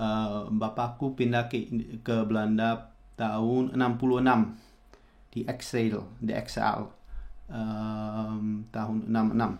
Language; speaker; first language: Indonesian; non-native, fluent; Dutch